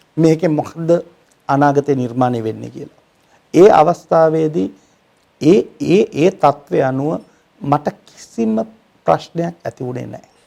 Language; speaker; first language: Sinhala; non-native, local second language; Tamil